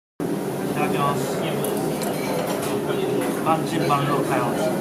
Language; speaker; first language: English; non-native, learner; Japanese